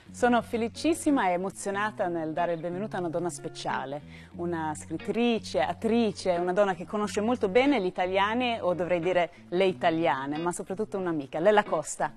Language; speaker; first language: Italian; non-native, fluent; Swedish